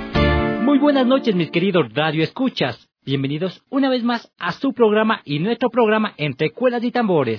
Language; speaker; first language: Spanish; native; Spanish